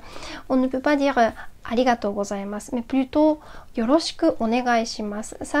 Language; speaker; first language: French; non-native, fluent; Japanese